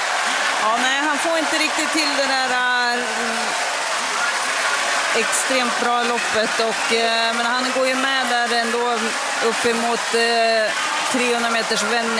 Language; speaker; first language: Swedish; native; Swedish